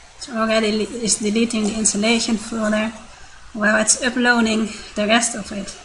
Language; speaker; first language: English; non-native, fluent; Dutch